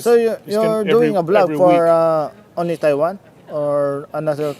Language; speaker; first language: English; non-native, local second language; Filipino